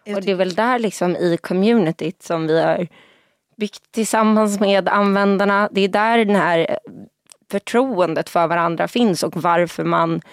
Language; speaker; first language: Swedish; early bilingual, other home language; Portuguese